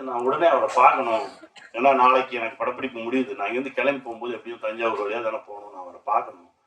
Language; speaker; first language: Tamil; native; Tamil